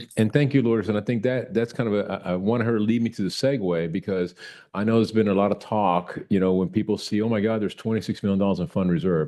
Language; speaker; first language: English; native; English